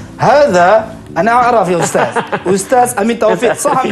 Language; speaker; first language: Arabic; non-native, fluent; Malay